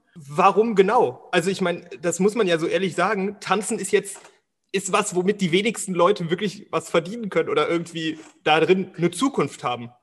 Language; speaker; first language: German; native; German